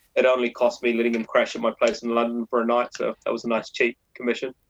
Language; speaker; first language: English; native; English